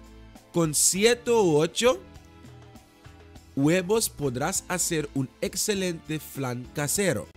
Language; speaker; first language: Spanish; non-native, fluent; Dutch